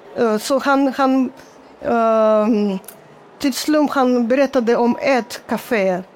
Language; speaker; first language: Swedish; non-native, fluent; Russian